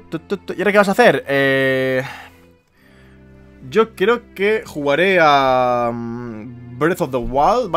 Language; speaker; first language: Spanish; native; Spanish